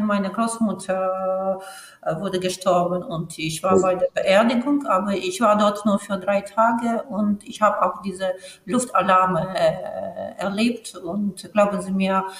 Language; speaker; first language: German; non-native, fluent; Ukrainian